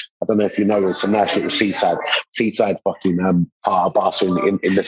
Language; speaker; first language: English; native; English